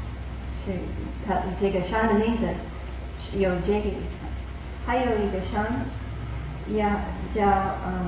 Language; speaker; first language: Chinese; non-native, fluent; English